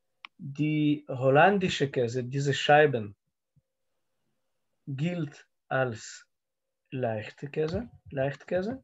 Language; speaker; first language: German; non-native, learner; Russian